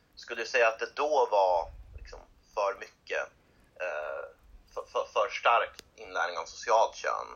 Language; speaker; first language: Swedish; native; Swedish